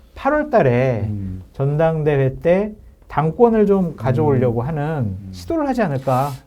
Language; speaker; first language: Korean; native; Korean